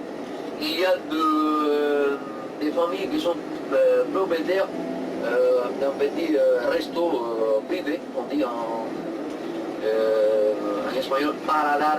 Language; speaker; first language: French; non-native, fluent; Spanish